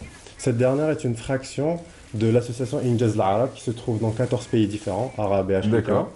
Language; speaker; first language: French; non-native, local second language; Arabic